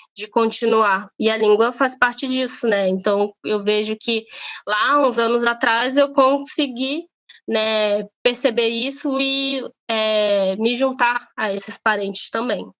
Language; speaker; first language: Portuguese; native; Portuguese